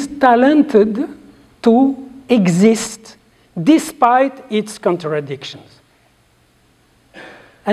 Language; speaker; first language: English; non-native, fluent; Arabic